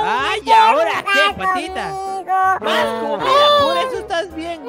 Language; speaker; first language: Spanish; native; Spanish